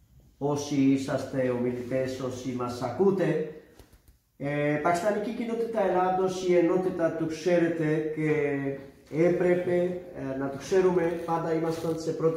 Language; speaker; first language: Greek; non-native, fluent; Urdu